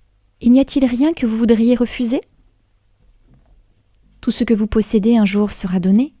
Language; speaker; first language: French; native; French